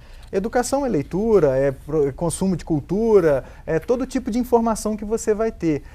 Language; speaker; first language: Portuguese; native; Portuguese